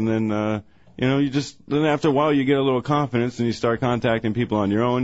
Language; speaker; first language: English; native; English